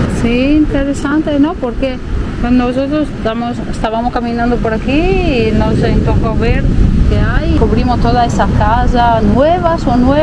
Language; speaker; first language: Spanish; non-native, fluent; Italian